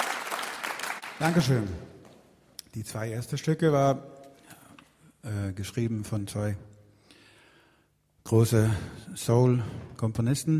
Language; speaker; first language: German; non-native, fluent; Swedish